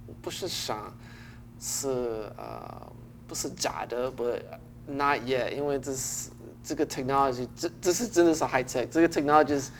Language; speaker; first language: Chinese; early bilingual, heritage; English